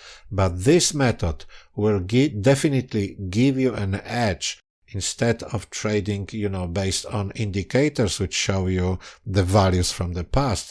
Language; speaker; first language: English; non-native, fluent; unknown